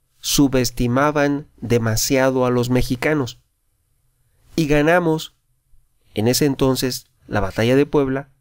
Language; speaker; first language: Spanish; native; Spanish